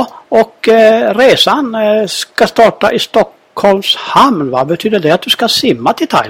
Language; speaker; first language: Swedish; native; Swedish